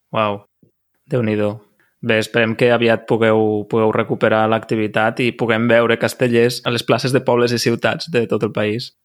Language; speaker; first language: Catalan; native; Catalan